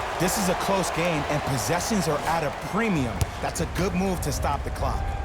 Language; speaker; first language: English; native; English